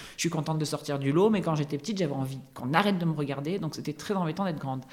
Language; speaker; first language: French; native; French